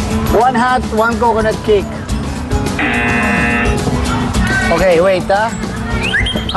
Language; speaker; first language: English; non-native, local second language; Filipino